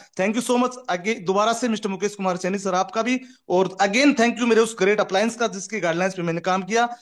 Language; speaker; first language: Hindi; native; Hindi